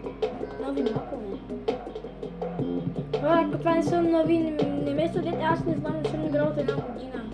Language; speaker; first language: Bulgarian; native; Bulgarian